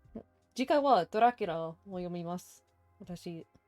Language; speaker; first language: Japanese; non-native, learner; English